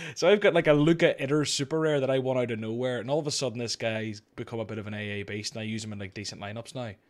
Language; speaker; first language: English; native; English